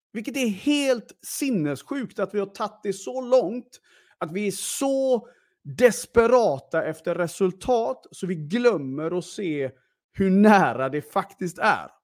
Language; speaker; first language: Swedish; early bilingual, other home language; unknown